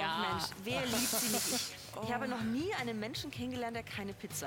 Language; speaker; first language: German; native; German